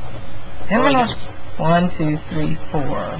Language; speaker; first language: English; native; English